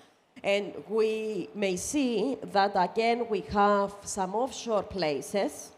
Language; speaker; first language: English; non-native, fluent; Greek